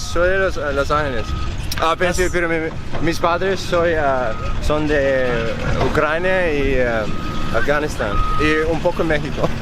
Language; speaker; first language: Spanish; early bilingual, heritage; Spanish